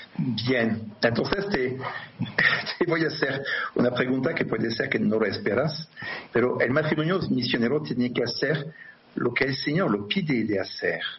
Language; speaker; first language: Spanish; non-native, fluent; French